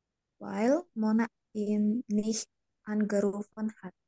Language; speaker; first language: German; non-native, learner; Indonesian